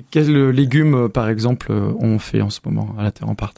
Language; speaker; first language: French; native; French